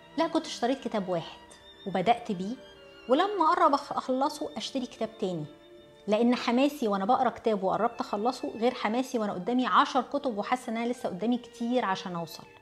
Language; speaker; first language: Arabic; early bilingual, heritage; Arabic